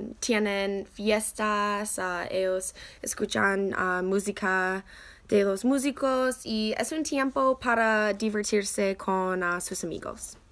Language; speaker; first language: Spanish; non-native, learner; English